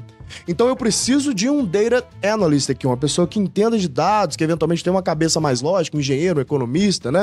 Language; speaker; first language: Portuguese; native; Portuguese